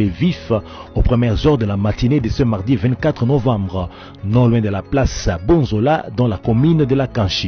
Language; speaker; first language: French; native; French